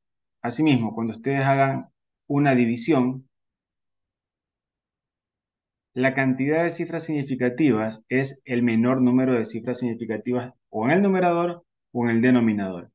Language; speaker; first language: Spanish; native; Spanish